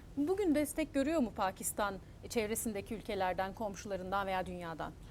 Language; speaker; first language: Turkish; native; Turkish